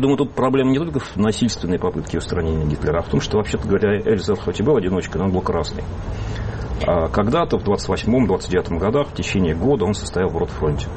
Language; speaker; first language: Russian; native; Russian